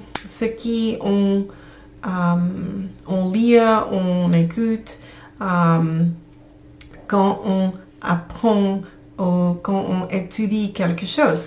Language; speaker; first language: French; non-native, learner; English